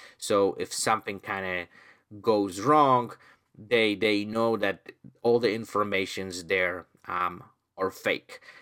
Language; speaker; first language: English; non-native, fluent; Polish